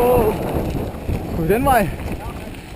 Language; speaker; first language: Danish; native; Danish